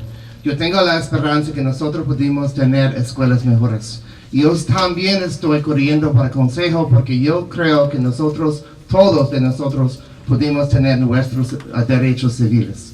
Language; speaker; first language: Spanish; non-native, learner; English